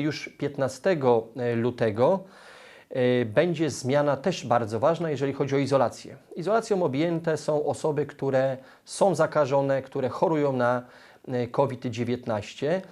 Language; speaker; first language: Polish; native; Polish